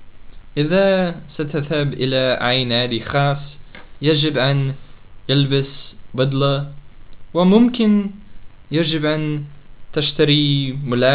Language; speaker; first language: Arabic; non-native, learner; English